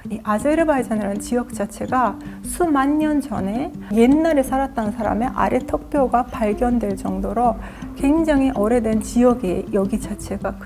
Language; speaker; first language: Korean; non-native, fluent; Azerbaijani